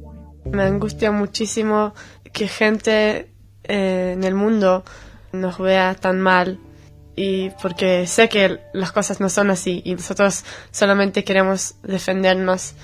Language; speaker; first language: Spanish; non-native, fluent; Hebrew